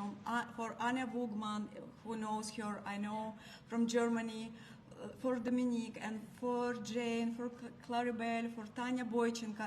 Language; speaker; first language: English; non-native, learner; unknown